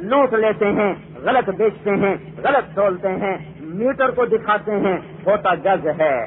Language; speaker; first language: Urdu; non-native, local second language; Punjabi